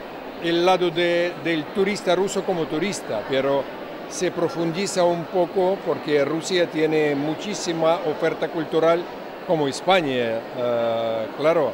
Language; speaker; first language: Spanish; non-native, fluent; Russian